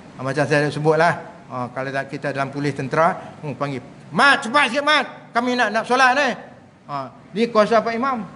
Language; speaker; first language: Malay; native; Malay